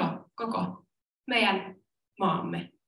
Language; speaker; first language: Finnish; non-native, local second language; Swedish